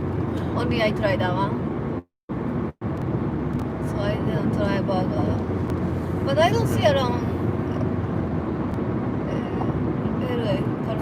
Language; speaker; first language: English; non-native, learner; Japanese